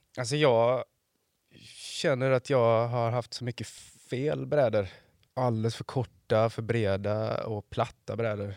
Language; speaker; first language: Swedish; native; Swedish